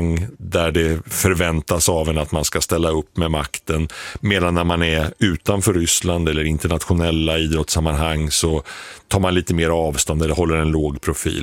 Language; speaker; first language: Swedish; native; Swedish